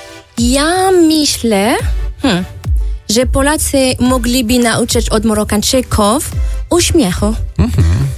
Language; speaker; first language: Polish; non-native, learner; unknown